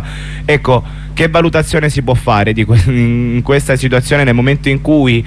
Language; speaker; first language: Italian; native; Italian